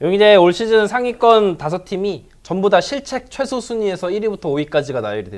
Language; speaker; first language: Korean; native; Korean